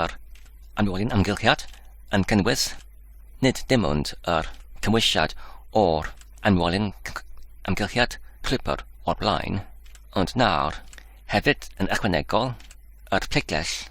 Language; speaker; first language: Welsh; non-native, learner; English